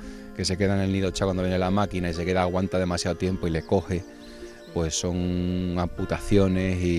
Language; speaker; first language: Spanish; native; Spanish